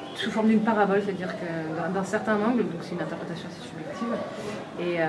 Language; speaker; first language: French; native; French